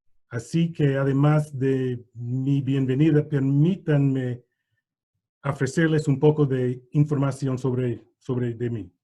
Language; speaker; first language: Spanish; non-native, learner; English